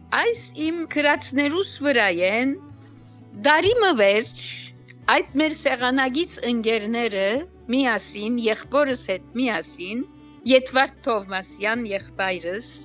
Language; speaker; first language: Armenian; native; Armenian